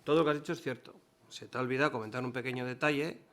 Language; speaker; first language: Spanish; non-native, local second language; Basque